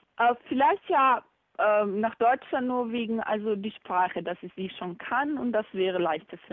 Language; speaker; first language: German; non-native, fluent; Bosnian